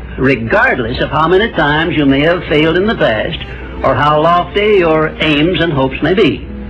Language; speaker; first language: English; native; English